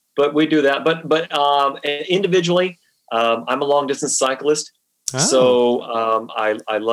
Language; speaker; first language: English; native; English